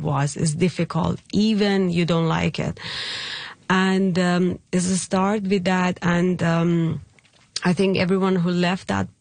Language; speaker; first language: English; non-native, learner; Persian